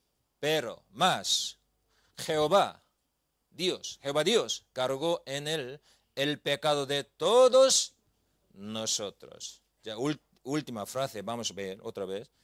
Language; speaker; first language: Spanish; non-native, learner; Korean